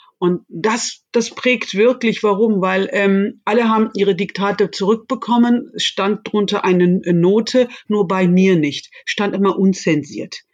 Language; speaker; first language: German; early bilingual, other home language; Turkish